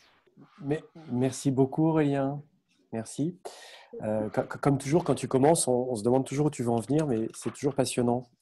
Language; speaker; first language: French; native; French